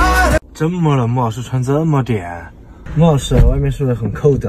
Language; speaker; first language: Chinese; native; Chinese